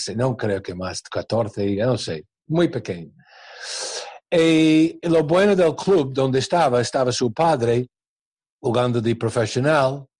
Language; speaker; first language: Spanish; non-native, fluent; English